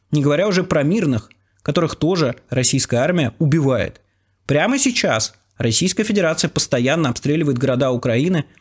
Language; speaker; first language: Russian; native; Russian